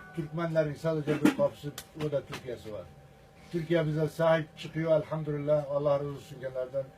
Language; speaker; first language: Turkish; early bilingual, heritage; Arabic